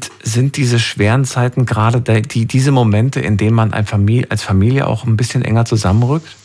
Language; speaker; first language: German; native; German